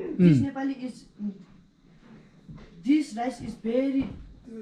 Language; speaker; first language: English; non-native, learner; Nepali